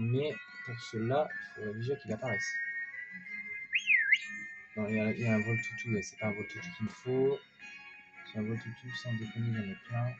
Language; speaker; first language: French; native; French